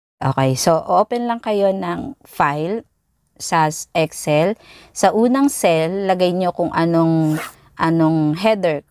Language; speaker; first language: Filipino; native; Filipino